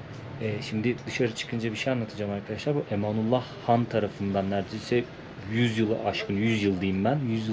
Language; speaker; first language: Turkish; native; Turkish